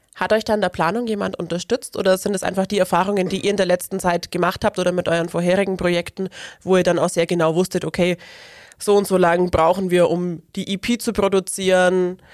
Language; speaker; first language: German; native; German